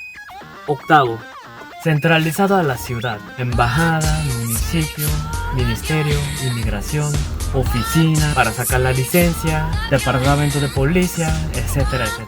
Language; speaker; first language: Spanish; non-native, learner; Korean